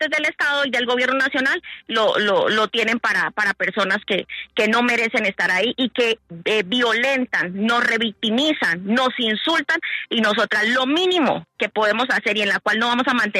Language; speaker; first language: Spanish; native; Spanish